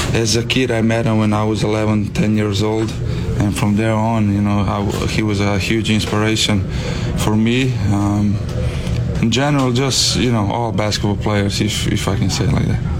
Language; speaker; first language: English; non-native, fluent; Slovenian